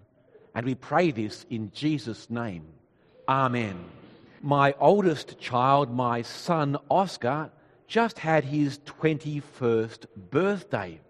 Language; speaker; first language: English; native; English